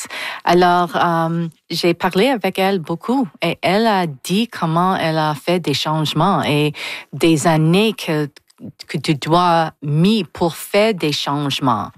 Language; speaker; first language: French; non-native, local second language; English